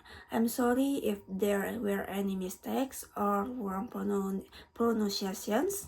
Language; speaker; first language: English; non-native, learner; Indonesian